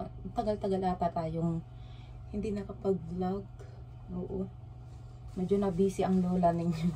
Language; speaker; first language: Filipino; native; Filipino